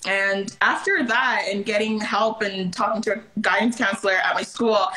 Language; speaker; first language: English; early bilingual, other home language; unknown